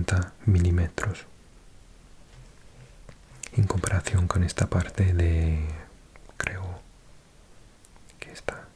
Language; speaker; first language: Spanish; non-native, fluent; English